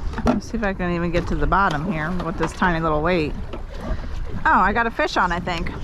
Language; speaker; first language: English; native; English